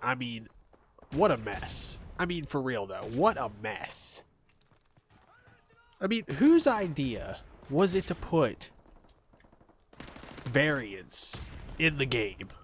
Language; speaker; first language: English; native; English